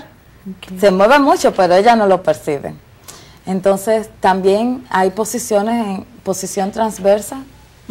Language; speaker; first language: Spanish; native; Spanish